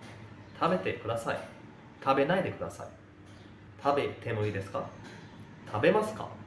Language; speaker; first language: Japanese; non-native, fluent; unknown